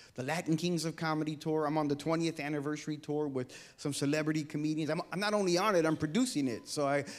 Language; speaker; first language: English; native; English